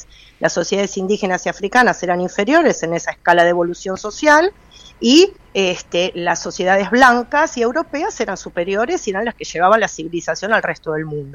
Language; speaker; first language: Spanish; native; Spanish